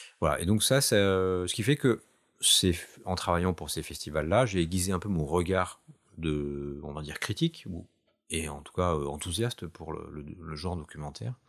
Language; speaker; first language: French; native; French